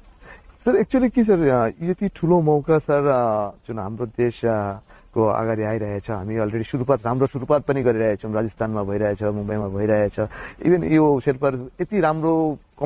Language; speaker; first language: Nepali; native; Nepali